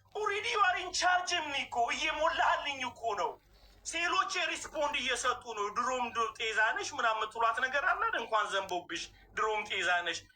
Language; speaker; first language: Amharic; non-native, local second language; Somali